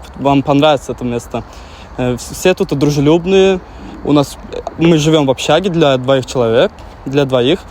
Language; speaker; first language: Russian; non-native, fluent; Turkmen